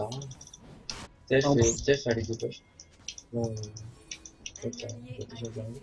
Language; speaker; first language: French; native; French